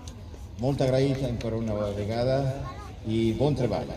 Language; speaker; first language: Catalan; non-native, fluent; Spanish